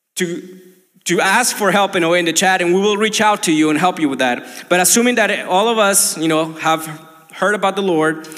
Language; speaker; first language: English; non-native, fluent; Spanish